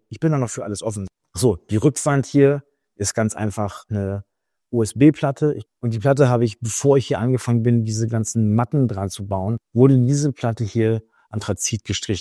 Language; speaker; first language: German; native; German